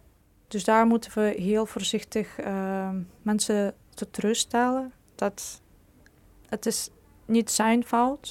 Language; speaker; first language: Dutch; non-native, fluent; Ukrainian